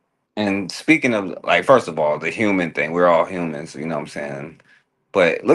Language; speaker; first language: English; native; English